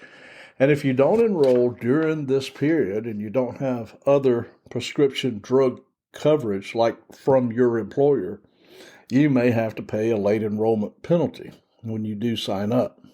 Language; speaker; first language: English; native; English